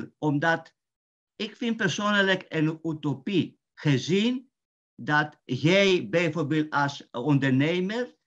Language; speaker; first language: Dutch; non-native, fluent; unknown